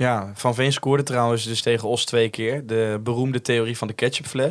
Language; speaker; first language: Dutch; native; Dutch